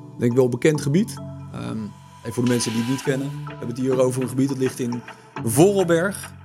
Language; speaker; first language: Dutch; native; Dutch